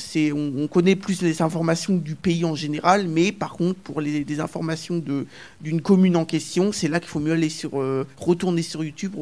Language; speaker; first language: French; native; French